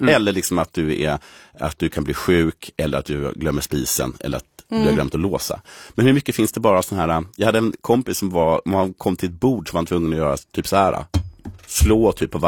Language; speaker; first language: Swedish; native; Swedish